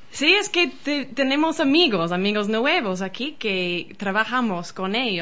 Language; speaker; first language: Spanish; non-native, learner; English